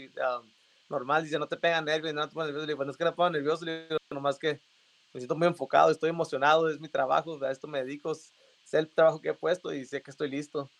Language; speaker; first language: Spanish; native; Spanish